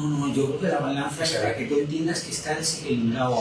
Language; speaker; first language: Spanish; native; Spanish